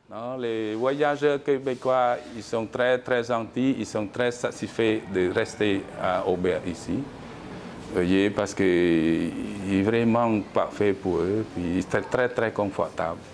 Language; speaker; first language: French; non-native, learner; Khmer